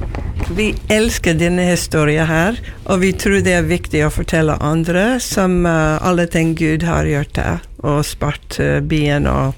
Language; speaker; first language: Norwegian; non-native, learner; English